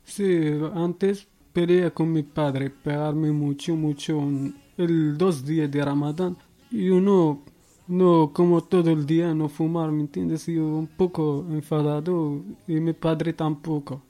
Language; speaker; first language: Spanish; non-native, learner; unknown